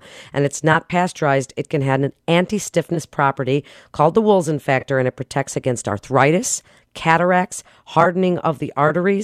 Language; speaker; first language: English; native; English